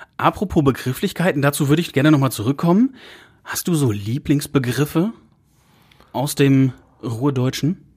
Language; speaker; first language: German; native; German